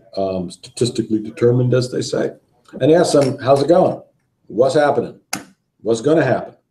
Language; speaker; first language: English; native; English